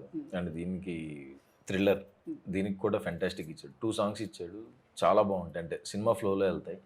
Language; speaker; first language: Telugu; native; Telugu